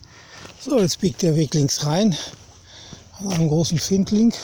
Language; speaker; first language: German; native; German